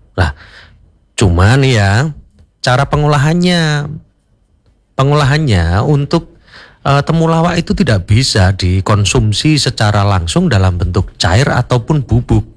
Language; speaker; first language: Indonesian; native; Indonesian